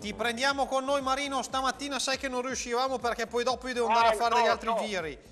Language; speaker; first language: Italian; native; Italian